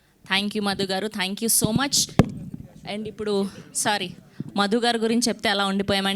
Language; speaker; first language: Telugu; native; Telugu